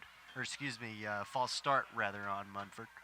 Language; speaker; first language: English; native; English